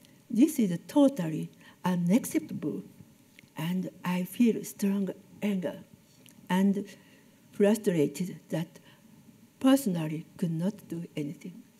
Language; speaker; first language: English; non-native, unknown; Japanese